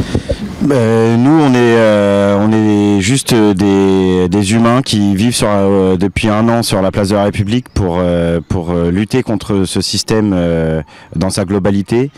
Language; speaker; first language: French; native; French